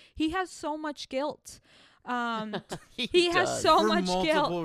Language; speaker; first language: English; early bilingual, other home language; Spanish